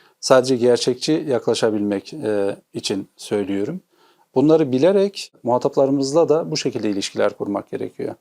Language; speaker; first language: Turkish; native; Turkish